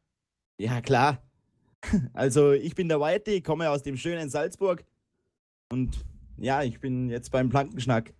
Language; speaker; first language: German; native; German